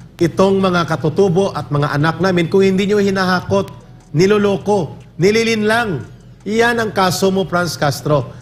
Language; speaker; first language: Filipino; non-native, local second language; Cebuano